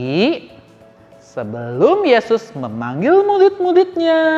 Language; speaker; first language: Indonesian; native; Indonesian